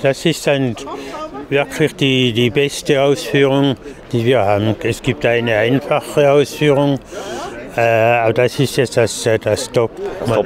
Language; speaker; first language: German; non-native, fluent; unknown